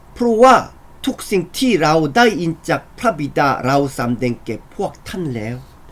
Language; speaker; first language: Thai; non-native, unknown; Korean